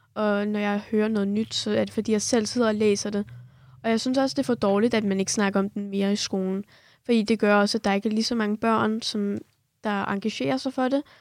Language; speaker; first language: Danish; early bilingual, other home language; Kurdish